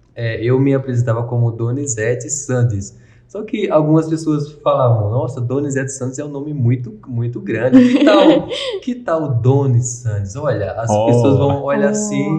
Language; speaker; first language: Portuguese; native; Portuguese